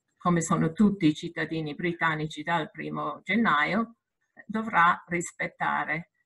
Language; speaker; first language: Italian; non-native, fluent; English